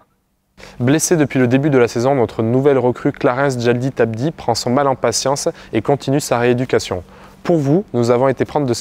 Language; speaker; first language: French; native; French